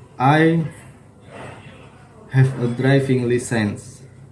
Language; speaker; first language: English; non-native, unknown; Indonesian